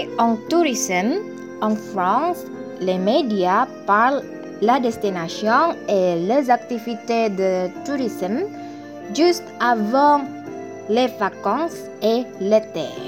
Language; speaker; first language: French; non-native, learner; Indonesian